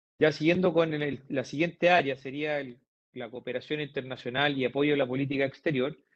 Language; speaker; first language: Spanish; native; Spanish